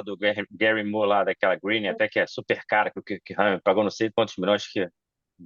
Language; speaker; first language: Portuguese; native; Portuguese